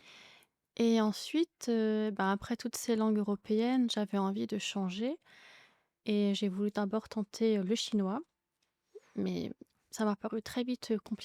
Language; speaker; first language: French; native; French